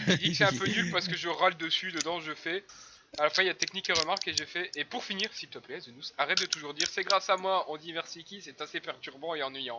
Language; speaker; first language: French; native; French